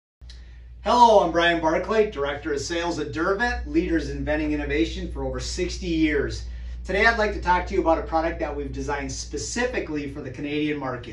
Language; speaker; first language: English; native; English